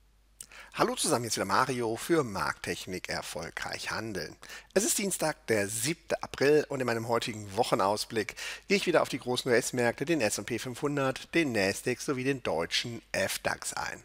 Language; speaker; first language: German; native; German